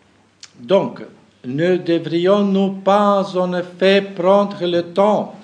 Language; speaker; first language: French; non-native, fluent; German